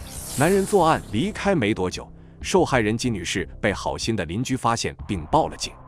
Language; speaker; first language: Chinese; native; Chinese